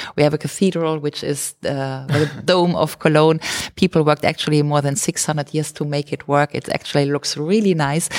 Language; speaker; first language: English; non-native, fluent; German